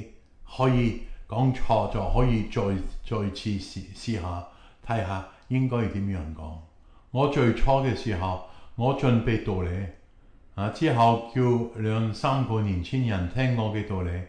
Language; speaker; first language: Chinese; non-native, fluent; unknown